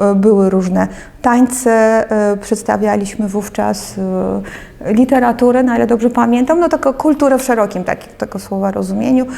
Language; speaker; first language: Polish; early bilingual, other home language; Russian